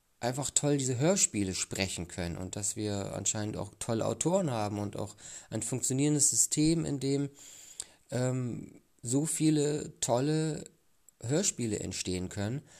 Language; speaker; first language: German; native; German